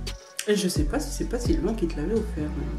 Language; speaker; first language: French; native; French